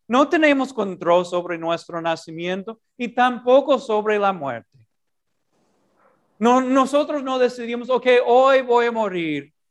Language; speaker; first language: Spanish; non-native, fluent; English